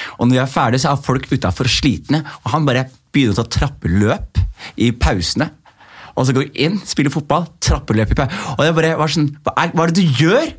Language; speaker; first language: Norwegian; early bilingual, other home language; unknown